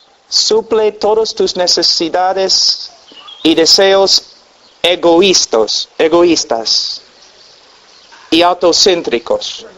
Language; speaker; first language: Spanish; non-native, fluent; English